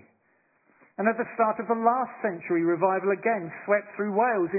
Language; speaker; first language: English; native; English